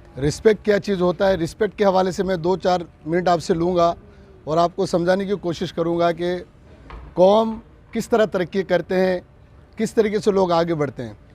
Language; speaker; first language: Urdu; non-native, local second language; Bangla